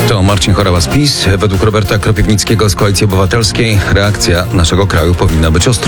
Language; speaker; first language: Polish; native; Polish